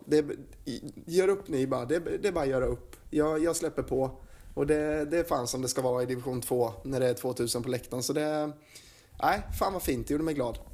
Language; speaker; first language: Swedish; native; Swedish